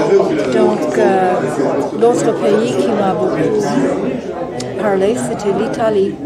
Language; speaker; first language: French; non-native, fluent; English